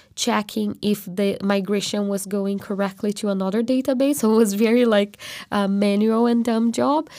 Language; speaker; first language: English; non-native, fluent; Portuguese